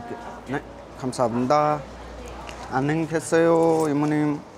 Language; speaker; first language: Korean; non-native, learner; Nepali